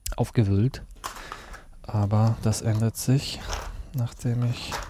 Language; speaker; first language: German; early bilingual, other home language; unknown